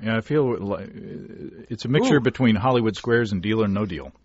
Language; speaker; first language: English; native; English